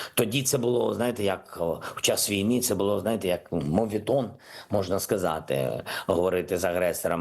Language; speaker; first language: Ukrainian; non-native, local second language; Russian